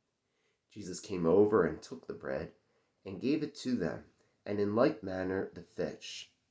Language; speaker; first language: English; native; English